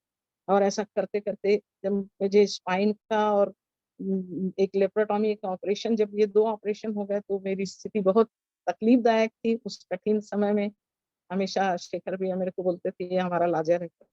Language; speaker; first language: Hindi; native; Hindi